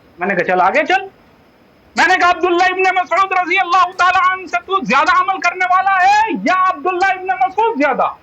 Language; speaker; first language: Urdu; native; Urdu